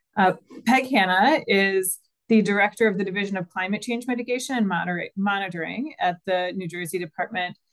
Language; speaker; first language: English; native; English